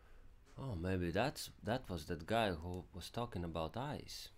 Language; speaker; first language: English; non-native, fluent; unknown